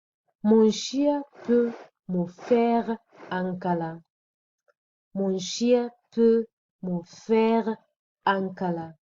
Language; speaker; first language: French; non-native, fluent; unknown